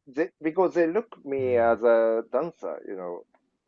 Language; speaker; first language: English; non-native, learner; Japanese